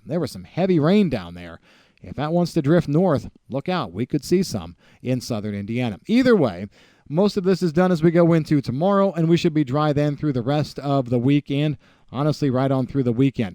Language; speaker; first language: English; native; English